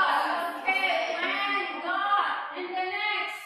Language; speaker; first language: English; non-native, fluent; Indonesian